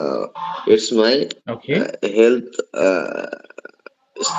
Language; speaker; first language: English; non-native, learner; Bangla